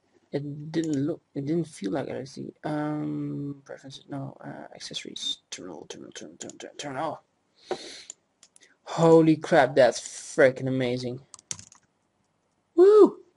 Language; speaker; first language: English; native; English